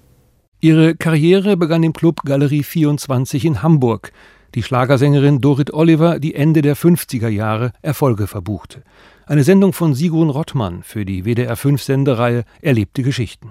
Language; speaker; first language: German; native; German